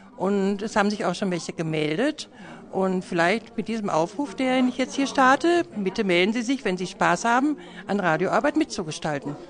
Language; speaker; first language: German; native; German